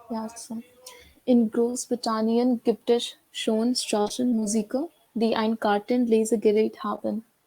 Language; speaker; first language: German; non-native, learner; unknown